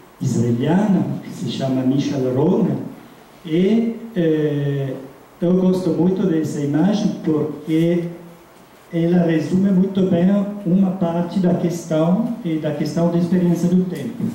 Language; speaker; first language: Portuguese; non-native, fluent; Italian